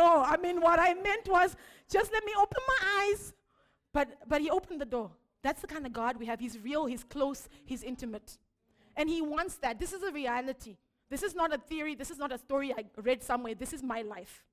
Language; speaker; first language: English; non-native, local second language; Shona